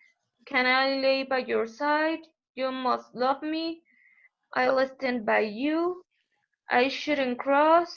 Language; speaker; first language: English; non-native, learner; Spanish